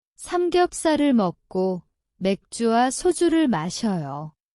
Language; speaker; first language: Korean; non-native, learner; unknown